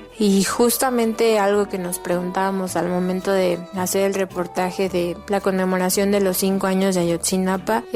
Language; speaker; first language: Spanish; native; Spanish